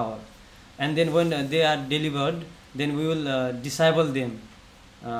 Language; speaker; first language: English; non-native, local second language; Nepali